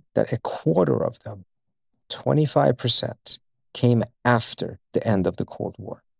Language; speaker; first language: English; early bilingual, other home language; Persian